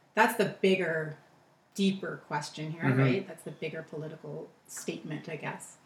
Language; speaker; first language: English; native; English